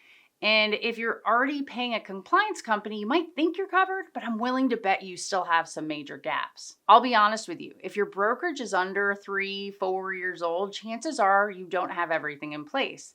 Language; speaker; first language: English; native; English